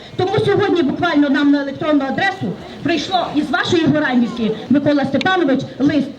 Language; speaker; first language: Ukrainian; native; Ukrainian